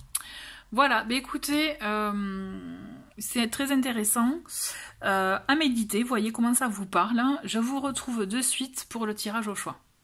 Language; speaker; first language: French; native; French